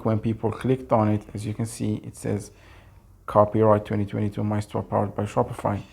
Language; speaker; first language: English; non-native, fluent; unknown